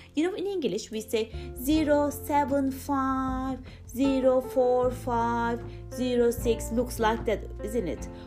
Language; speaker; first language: English; non-native, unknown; Turkish